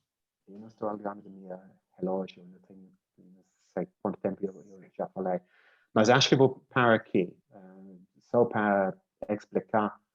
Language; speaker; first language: Portuguese; non-native, learner; English